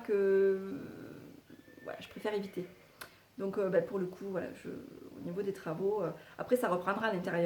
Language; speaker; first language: French; native; French